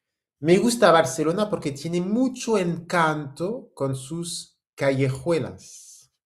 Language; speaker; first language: Spanish; non-native, fluent; French